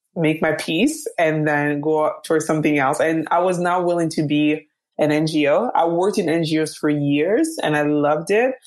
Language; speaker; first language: English; early bilingual, other home language; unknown